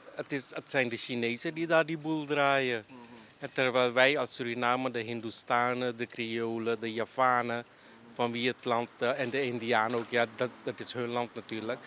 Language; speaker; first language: Dutch; early bilingual, other home language; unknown